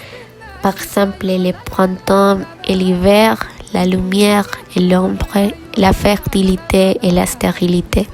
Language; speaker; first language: French; non-native, learner; Spanish